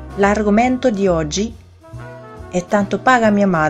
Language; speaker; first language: Italian; non-native, fluent; Chinese